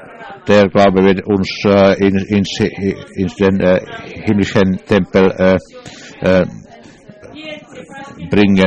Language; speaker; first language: German; non-native, learner; English